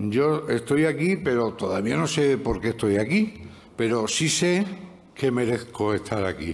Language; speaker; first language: Spanish; native; Spanish